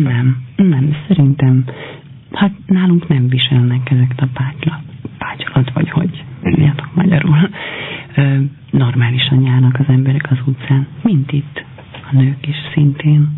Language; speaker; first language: Hungarian; non-native, fluent; Albanian